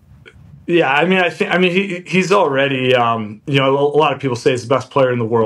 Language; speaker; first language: English; native; English